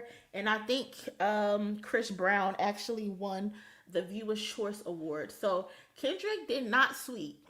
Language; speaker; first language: English; native; English